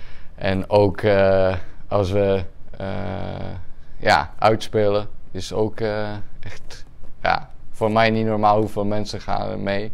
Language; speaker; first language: Dutch; non-native, fluent; Czech